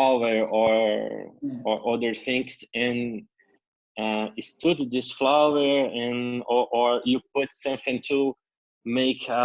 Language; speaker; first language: English; non-native, learner; Portuguese